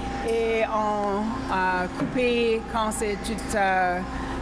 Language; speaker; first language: French; non-native, fluent; English